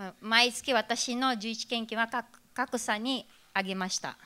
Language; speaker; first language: Japanese; non-native, fluent; Filipino